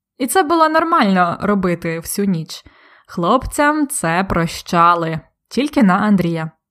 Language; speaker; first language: Ukrainian; native; Ukrainian